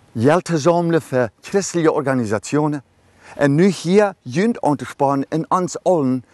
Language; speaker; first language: German; early bilingual, other home language; Low German